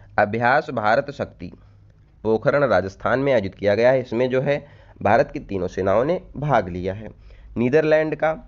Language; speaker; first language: Hindi; native; Hindi